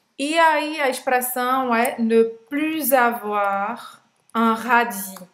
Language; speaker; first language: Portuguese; native; Portuguese